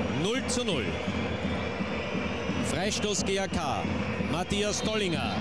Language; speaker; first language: German; native; German